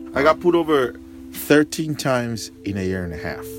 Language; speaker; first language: English; non-native, local second language; Bemba